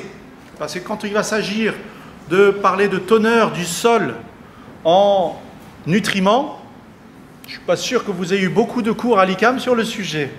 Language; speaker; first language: French; native; French